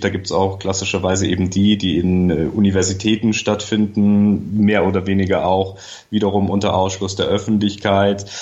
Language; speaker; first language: German; native; German